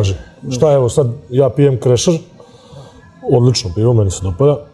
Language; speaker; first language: Serbian; native; Serbian